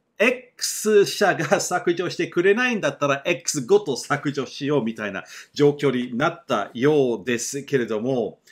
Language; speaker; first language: Japanese; non-native, fluent; English